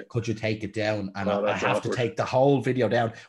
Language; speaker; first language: English; native; English